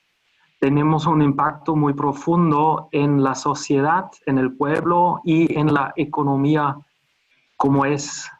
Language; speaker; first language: Spanish; non-native, fluent; German